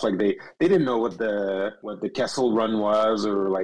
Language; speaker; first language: English; non-native, fluent; French